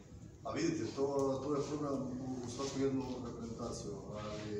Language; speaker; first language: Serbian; non-native, learner; Bulgarian